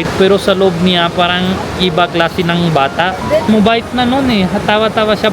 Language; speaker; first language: Filipino; non-native, learner; Punjabi